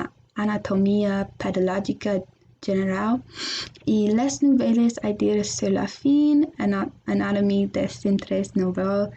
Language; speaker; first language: Spanish; non-native, learner; English